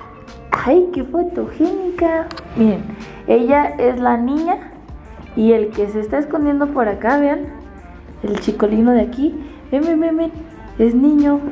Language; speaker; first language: Spanish; native; Spanish